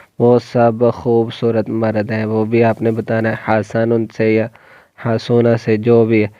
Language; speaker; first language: Urdu; non-native, local second language; Punjabi